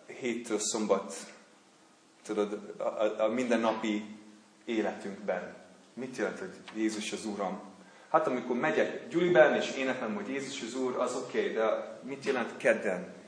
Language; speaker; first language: Hungarian; non-native, learner; English